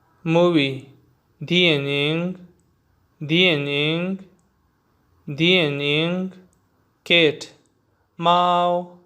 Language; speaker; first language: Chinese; non-native, learner; Urdu